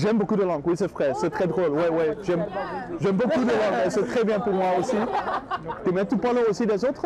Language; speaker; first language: French; non-native, learner; Dutch